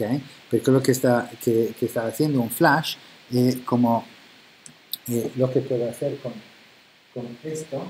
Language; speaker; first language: Spanish; non-native, fluent; Italian